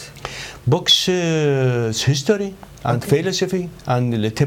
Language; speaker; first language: English; non-native, learner; Arabic